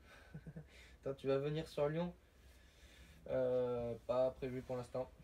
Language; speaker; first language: French; native; French